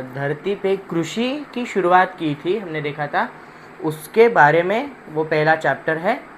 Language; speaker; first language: Hindi; non-native, local second language; Marathi